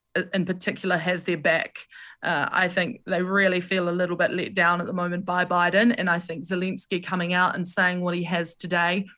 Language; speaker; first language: English; native; English